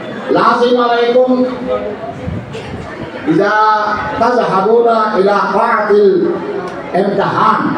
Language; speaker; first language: Arabic; non-native, fluent; Bangla